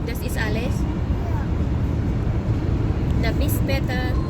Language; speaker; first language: German; non-native, learner; Cebuano